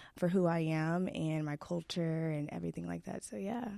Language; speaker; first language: English; native; English